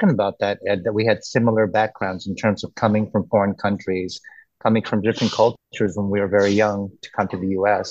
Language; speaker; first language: English; early bilingual, other home language; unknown